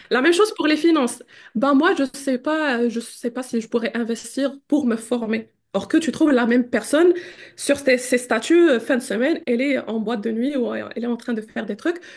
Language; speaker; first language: French; non-native, local second language; Arabic